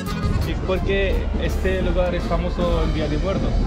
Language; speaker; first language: Spanish; non-native, fluent; Hindi